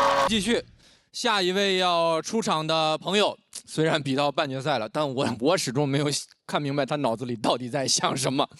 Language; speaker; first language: Chinese; native; Chinese